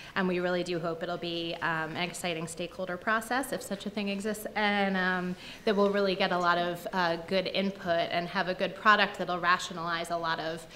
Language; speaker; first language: English; native; English